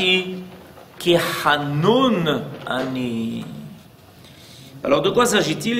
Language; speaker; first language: French; native; French